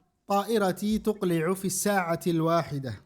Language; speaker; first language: Arabic; non-native, fluent; Indonesian